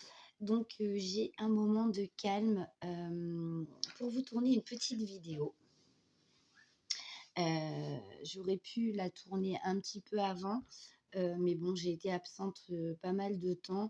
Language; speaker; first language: French; native; French